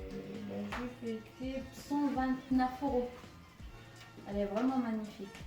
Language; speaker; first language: French; non-native, fluent; Arabic